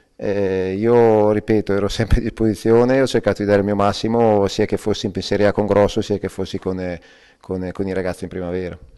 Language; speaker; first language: Italian; native; Italian